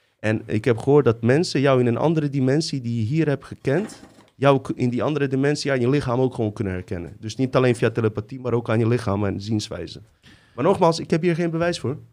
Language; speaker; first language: Dutch; early bilingual, other home language; Bosnian